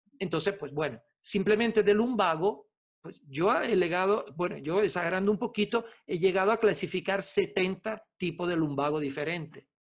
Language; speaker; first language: Spanish; non-native, fluent; Italian